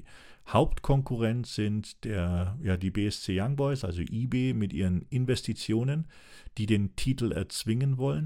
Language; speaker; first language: German; native; German